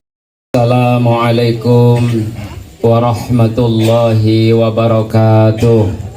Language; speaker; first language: Indonesian; non-native, local second language; Javanese